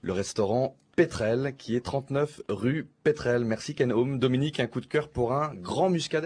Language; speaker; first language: French; native; French